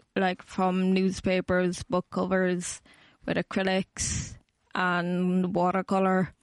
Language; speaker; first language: English; native; English